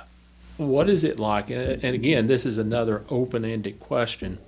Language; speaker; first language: English; native; English